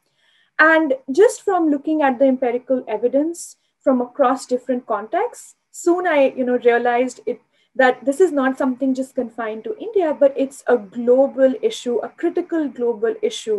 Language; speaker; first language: English; non-native, local second language; Hindi